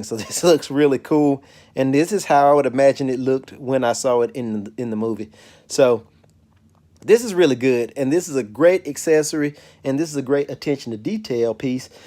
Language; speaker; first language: English; native; English